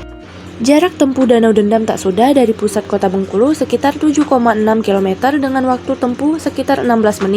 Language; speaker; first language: Indonesian; native; Indonesian